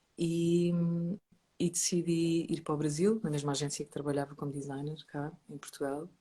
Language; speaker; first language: Portuguese; native; Portuguese